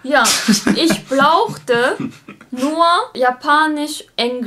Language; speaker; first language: German; non-native, learner; Japanese